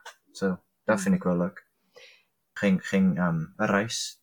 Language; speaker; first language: Dutch; early bilingual, heritage; Dutch